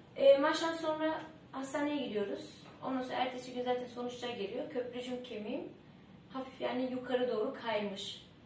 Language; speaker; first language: Turkish; early bilingual, heritage; Turkish